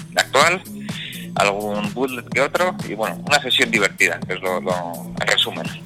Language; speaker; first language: Spanish; native; Spanish